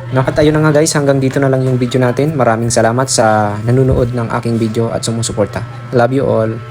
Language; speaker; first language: Filipino; non-native, local second language; Masbatenyo